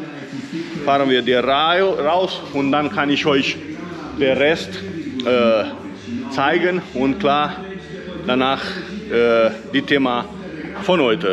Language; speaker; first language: German; non-native, fluent; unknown